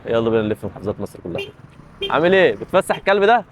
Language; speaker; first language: Arabic; native; Arabic